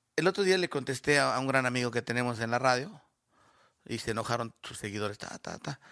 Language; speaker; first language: Spanish; native; Spanish